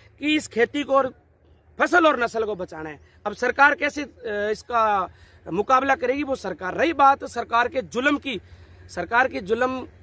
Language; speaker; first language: Hindi; native; Hindi